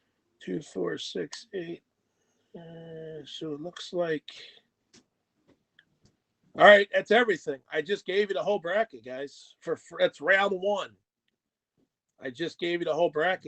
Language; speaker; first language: English; native; English